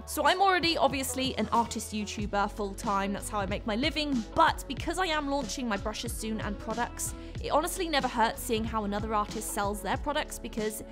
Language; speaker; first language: English; native; English